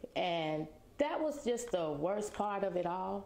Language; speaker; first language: English; native; English